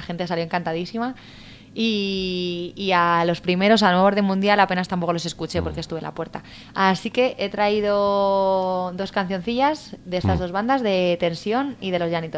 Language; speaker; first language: Spanish; native; Spanish